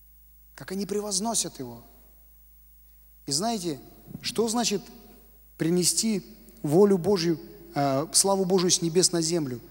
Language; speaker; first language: Russian; native; Russian